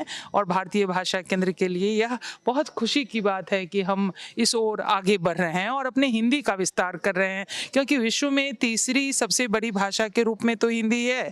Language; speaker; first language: Hindi; native; Hindi